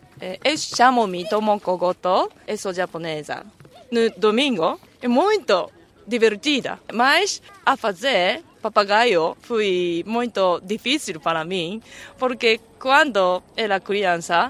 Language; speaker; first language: Portuguese; non-native, learner; Japanese